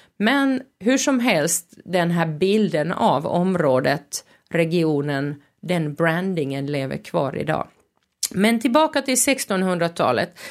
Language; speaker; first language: Swedish; non-native, local second language; Finnish